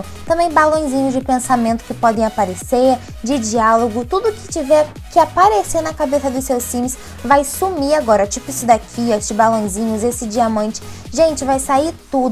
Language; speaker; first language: Portuguese; native; Portuguese